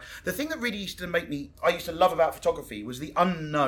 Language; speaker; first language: English; native; English